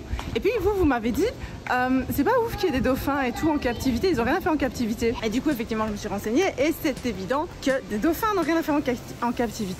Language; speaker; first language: French; native; French